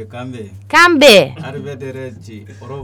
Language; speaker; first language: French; non-native, learner; Bambara